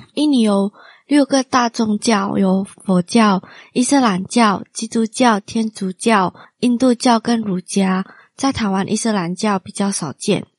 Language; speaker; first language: Chinese; non-native, fluent; Min Nan Chinese